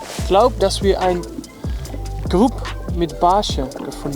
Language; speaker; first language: German; non-native, learner; Dutch